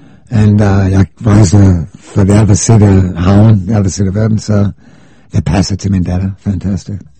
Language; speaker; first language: Danish; non-native, fluent; English